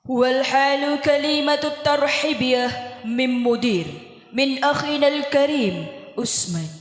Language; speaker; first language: Arabic; non-native, learner; Indonesian